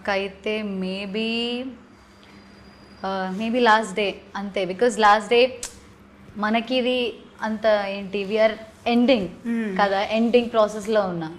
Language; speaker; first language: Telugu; non-native, learner; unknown